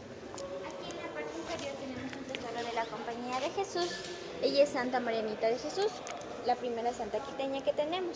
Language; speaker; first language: Spanish; native; Spanish